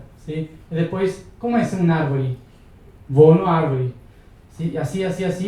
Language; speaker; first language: Portuguese; non-native, learner; Spanish